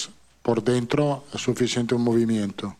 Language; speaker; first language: Portuguese; non-native, fluent; Italian